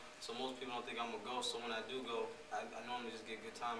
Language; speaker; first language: English; native; English